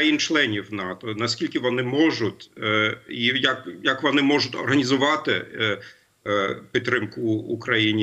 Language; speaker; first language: Ukrainian; non-native, fluent; German